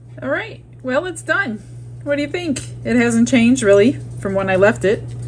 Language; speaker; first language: English; native; English